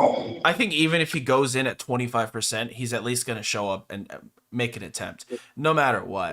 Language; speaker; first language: English; native; English